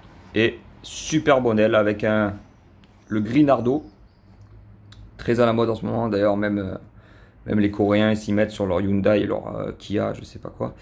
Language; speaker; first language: French; native; French